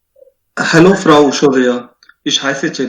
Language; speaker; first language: German; non-native, learner; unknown